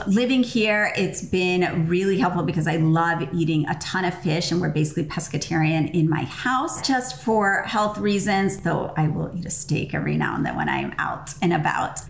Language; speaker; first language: English; native; English